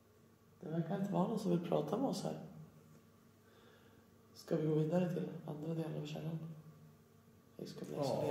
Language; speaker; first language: Swedish; native; Swedish